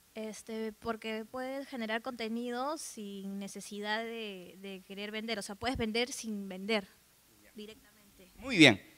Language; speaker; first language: Spanish; non-native, fluent; German